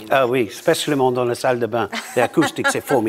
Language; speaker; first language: French; non-native, learner; English